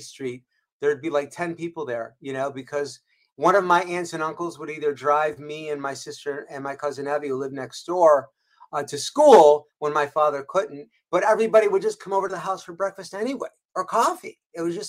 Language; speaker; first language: English; native; English